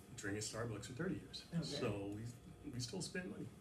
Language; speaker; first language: English; native; English